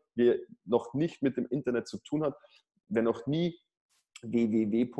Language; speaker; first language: German; native; German